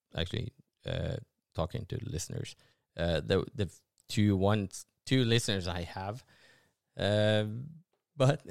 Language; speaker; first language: English; non-native, fluent; Norwegian